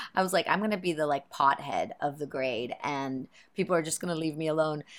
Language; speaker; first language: English; early bilingual, other home language; German